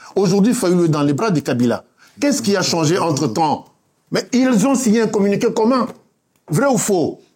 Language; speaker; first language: French; non-native, local second language; Luba-Lulua